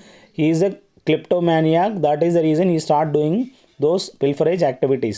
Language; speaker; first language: English; non-native, local second language; Telugu